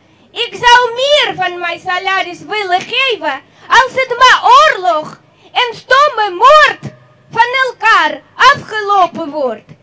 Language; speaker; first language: Dutch; non-native, fluent; Russian